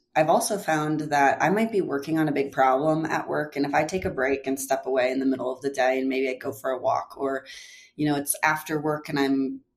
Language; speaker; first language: English; native; English